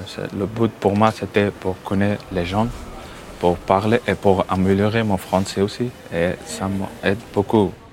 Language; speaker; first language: French; non-native, learner; Persian